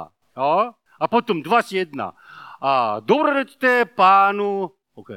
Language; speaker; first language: Czech; non-native, learner; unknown